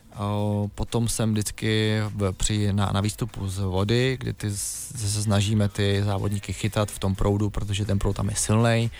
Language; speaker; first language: Czech; native; Czech